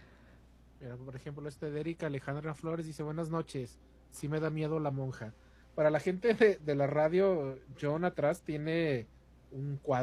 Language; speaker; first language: Spanish; native; Spanish